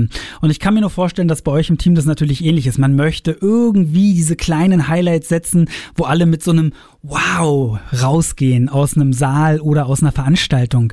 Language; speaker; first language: German; native; German